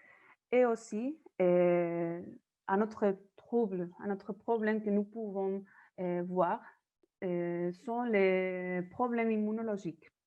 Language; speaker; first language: French; non-native, learner; Spanish